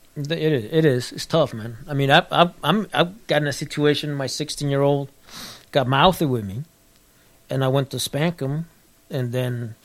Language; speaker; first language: English; early bilingual, other home language; Spanish